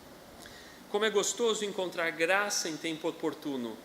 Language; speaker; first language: Portuguese; native; Portuguese